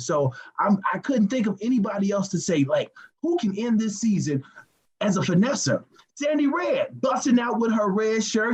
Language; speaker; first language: English; native; English